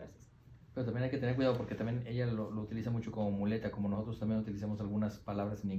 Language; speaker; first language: Spanish; native; Spanish